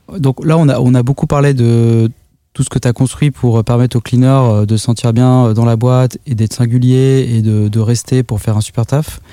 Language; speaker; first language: French; native; French